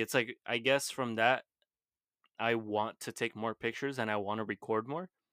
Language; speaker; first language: English; early bilingual, other home language; Spanish